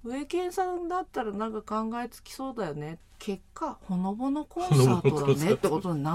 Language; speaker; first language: Japanese; native; Japanese